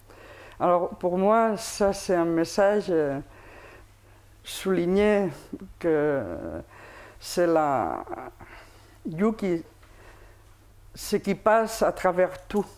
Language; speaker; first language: French; non-native, fluent; Spanish